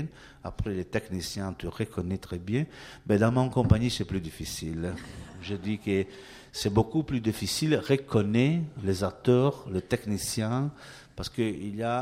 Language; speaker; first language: French; non-native, learner; Italian